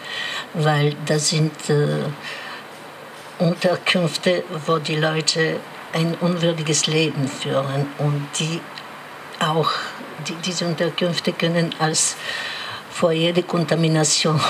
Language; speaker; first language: German; non-native, learner; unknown